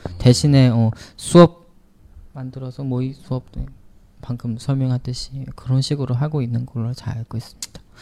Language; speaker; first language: Korean; non-native, fluent; Chinese